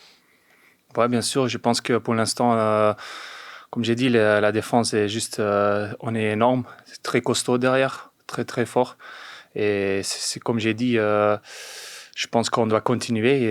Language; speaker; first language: French; non-native, fluent; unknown